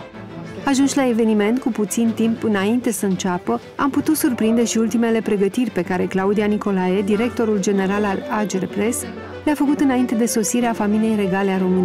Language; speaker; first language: Romanian; native; Romanian